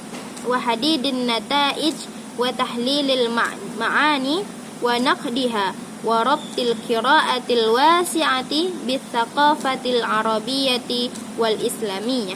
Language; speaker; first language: Arabic; non-native, learner; Indonesian